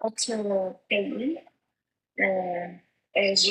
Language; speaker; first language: French; non-native, learner; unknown